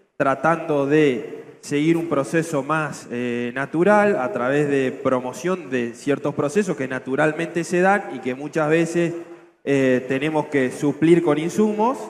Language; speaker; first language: Spanish; native; Spanish